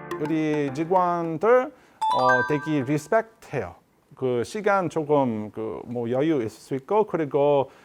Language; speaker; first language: Korean; non-native, learner; English